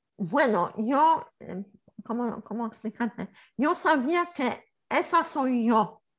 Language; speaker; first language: Spanish; non-native, fluent; Polish